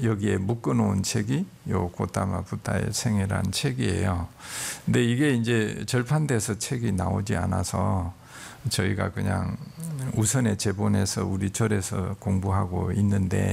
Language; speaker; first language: Korean; native; Korean